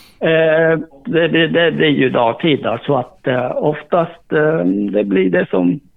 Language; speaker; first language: Swedish; early bilingual, other home language; Vietnamese